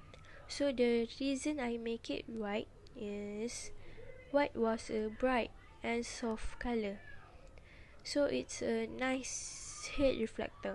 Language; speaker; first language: English; non-native, local second language; Malay